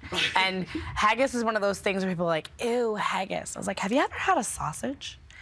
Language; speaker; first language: English; native; English